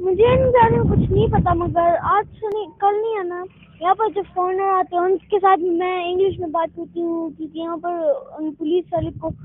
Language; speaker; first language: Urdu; non-native, local second language; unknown